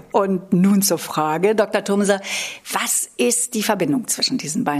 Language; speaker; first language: German; native; German